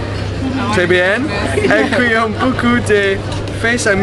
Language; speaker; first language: French; non-native, learner; English